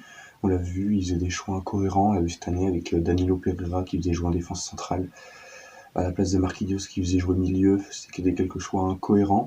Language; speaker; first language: French; native; French